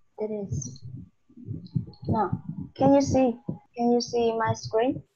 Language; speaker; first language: English; non-native, learner; Vietnamese